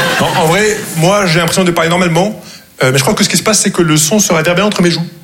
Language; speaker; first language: French; non-native, local second language; Arabic